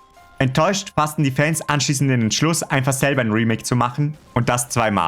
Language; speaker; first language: German; native; German